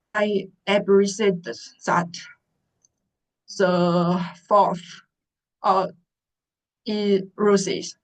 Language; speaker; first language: English; non-native, learner; Vietnamese